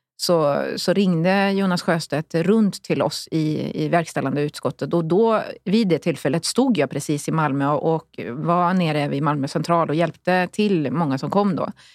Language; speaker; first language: Swedish; early bilingual, other home language; Spanish